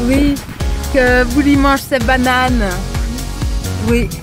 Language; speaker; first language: French; native; French